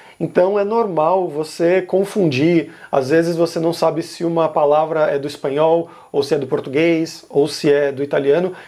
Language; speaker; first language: Portuguese; native; Portuguese